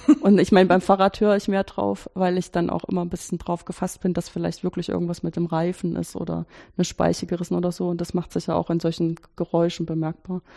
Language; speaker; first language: German; native; German